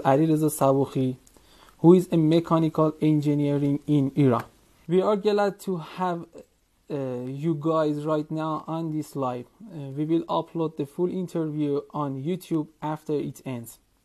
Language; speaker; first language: English; non-native, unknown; Persian